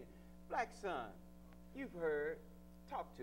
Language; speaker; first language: English; native; English